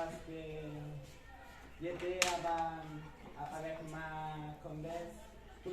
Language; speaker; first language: French; non-native, learner; Spanish